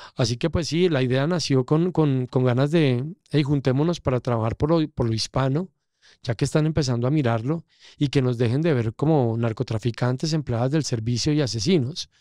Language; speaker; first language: Spanish; native; Spanish